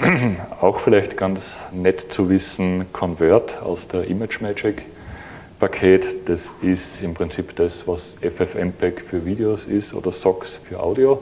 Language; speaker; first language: German; native; German